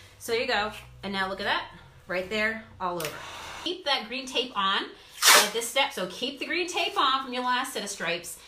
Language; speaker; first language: English; native; English